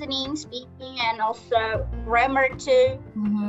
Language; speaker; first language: English; non-native, learner; Indonesian